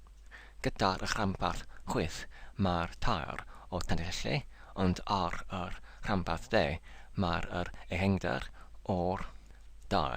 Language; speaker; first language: Welsh; non-native, learner; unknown